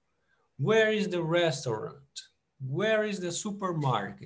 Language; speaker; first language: English; non-native, fluent; Portuguese